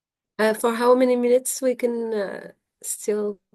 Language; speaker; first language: English; non-native, fluent; Arabic